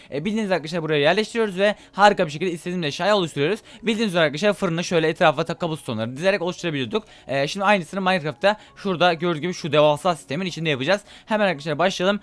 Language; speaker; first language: Turkish; native; Turkish